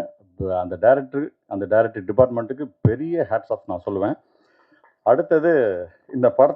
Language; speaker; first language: Tamil; native; Tamil